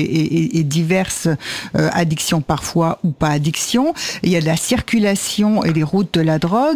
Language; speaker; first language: French; native; French